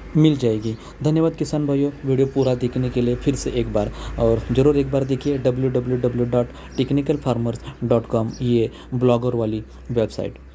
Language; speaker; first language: Hindi; non-native, local second language; Marathi